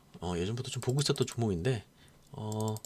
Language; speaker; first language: Korean; native; Korean